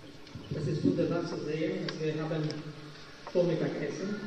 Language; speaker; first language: German; non-native, fluent; Polish